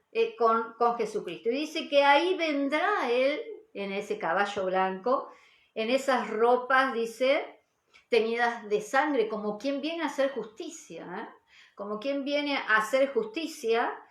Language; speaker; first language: Spanish; native; Spanish